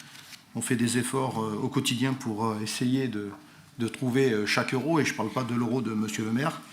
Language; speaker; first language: French; native; French